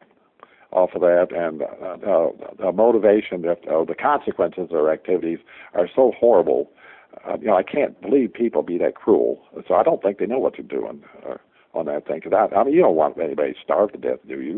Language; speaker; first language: English; native; English